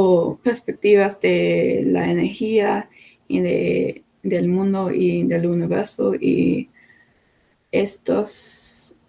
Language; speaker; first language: Spanish; non-native, fluent; English